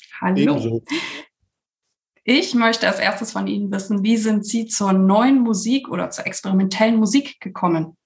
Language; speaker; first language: German; native; German